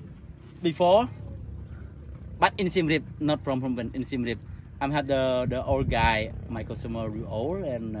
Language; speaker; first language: English; non-native, learner; Khmer